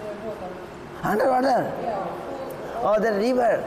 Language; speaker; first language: English; non-native, local second language; Bangla